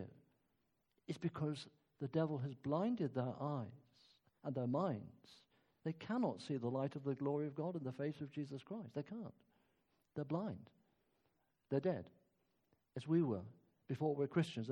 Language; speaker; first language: English; native; English